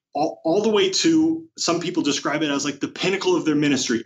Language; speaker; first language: English; native; English